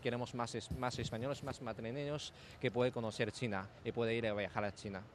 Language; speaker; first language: Spanish; non-native, learner; Chinese